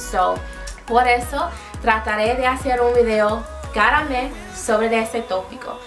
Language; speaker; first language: Spanish; non-native, fluent; English